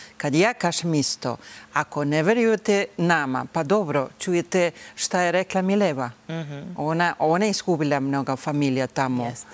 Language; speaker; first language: Bosnian; early bilingual, heritage; Bosnian